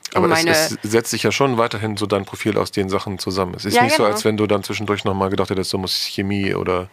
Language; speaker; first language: German; native; German